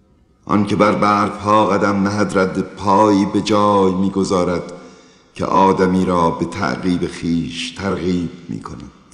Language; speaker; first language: Persian; native; Persian